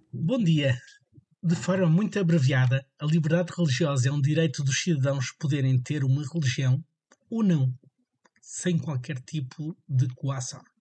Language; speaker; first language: Portuguese; native; Portuguese